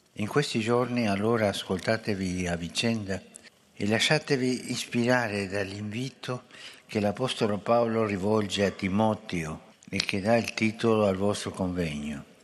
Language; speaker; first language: Italian; non-native, fluent; Spanish